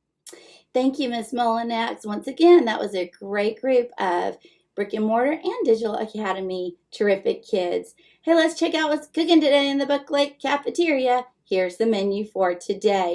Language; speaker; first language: English; native; English